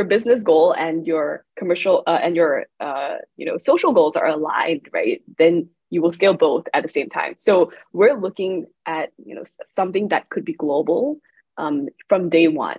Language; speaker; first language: English; non-native, local second language; Chinese